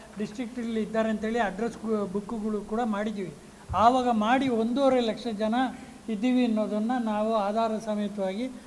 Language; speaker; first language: Kannada; non-native, local second language; Tamil